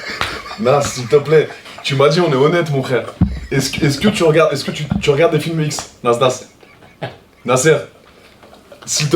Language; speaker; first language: French; native; French